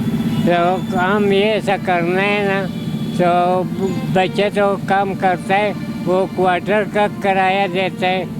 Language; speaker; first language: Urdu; non-native, local second language; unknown